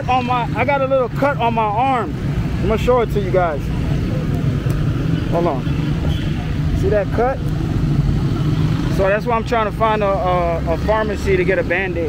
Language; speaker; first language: English; native; English